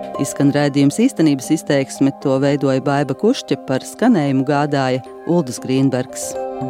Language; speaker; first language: Latvian; native; Latvian